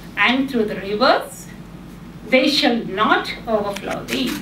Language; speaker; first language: English; non-native, local second language; Telugu